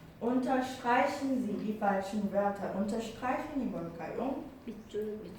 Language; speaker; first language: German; non-native, fluent; Korean